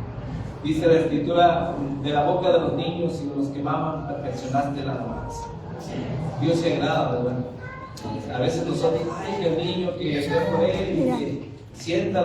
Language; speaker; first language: Spanish; native; Spanish